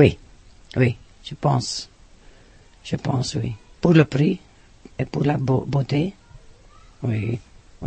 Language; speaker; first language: French; non-native, local second language; Dutch